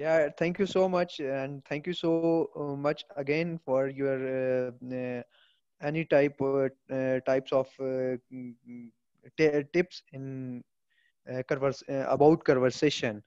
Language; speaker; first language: English; non-native, local second language; Urdu